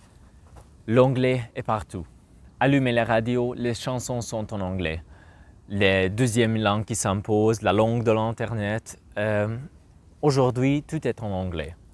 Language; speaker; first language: French; non-native, learner; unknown